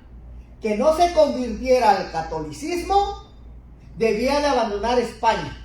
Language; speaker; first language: Spanish; native; Spanish